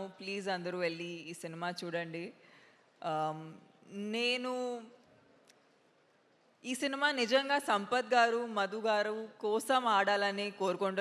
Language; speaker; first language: Telugu; non-native, local second language; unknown